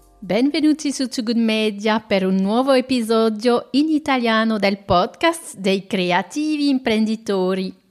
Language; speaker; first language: Italian; non-native, fluent; French